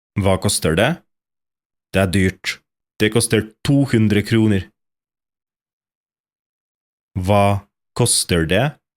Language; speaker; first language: Norwegian; non-native, fluent; Polish